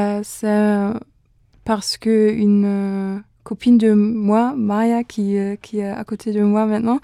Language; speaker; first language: French; non-native, fluent; German